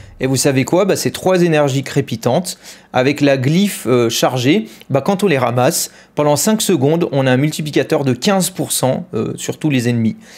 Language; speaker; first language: French; native; French